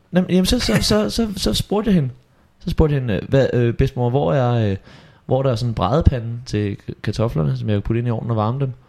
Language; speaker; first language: Danish; native; Danish